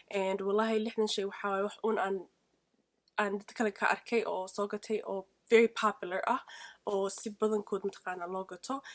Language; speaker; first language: Somali; early bilingual, heritage; Somali